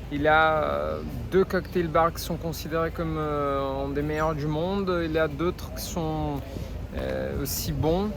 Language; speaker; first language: French; non-native, fluent; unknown